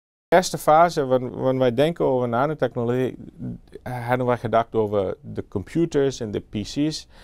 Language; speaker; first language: Dutch; non-native, fluent; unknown